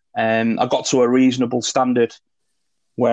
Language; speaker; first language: English; native; English